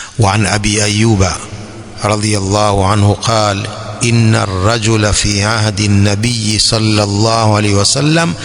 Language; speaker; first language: Arabic; non-native, fluent; Swahili